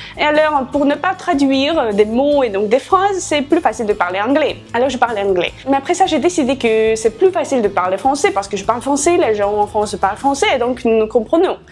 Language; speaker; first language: French; non-native, fluent; Russian